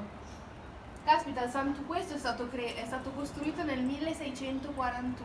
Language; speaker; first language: Italian; native; Italian